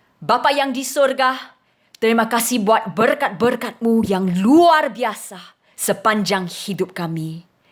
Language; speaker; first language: Indonesian; non-native, fluent; English